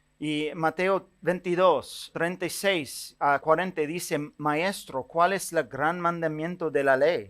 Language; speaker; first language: Spanish; non-native, fluent; English